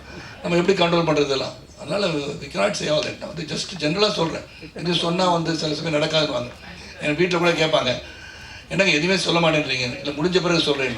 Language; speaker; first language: Tamil; native; Tamil